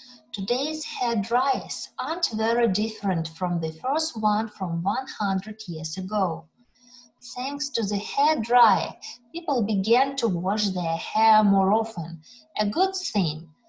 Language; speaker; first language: English; non-native, fluent; Ukrainian